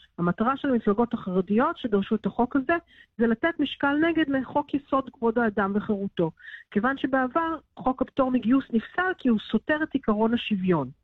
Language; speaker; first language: Hebrew; native; Hebrew